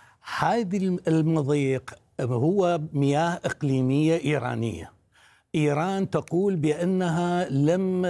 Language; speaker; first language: Arabic; native; Arabic